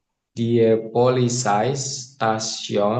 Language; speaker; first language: German; non-native, learner; Indonesian